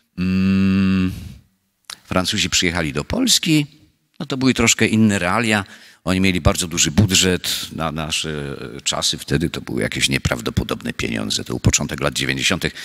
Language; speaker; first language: Polish; native; Polish